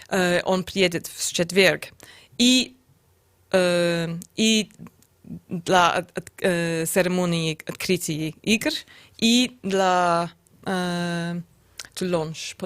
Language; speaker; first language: Russian; non-native, learner; English